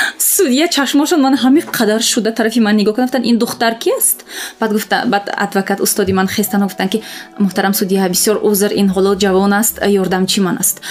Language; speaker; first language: Tajik; non-native, local second language; Russian